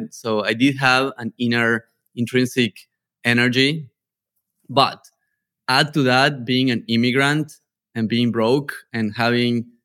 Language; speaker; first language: English; non-native, fluent; Spanish